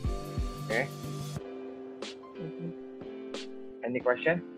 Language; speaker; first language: English; non-native, fluent; Indonesian